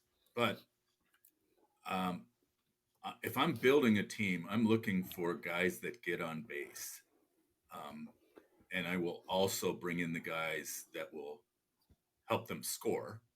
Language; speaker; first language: English; native; English